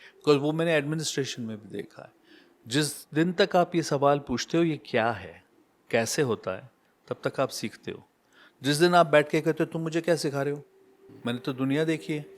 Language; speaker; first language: Hindi; native; Hindi